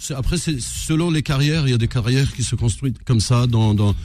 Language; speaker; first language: French; non-native, local second language; Arabic